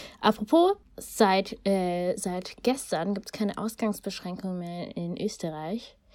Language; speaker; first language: German; early bilingual, other home language; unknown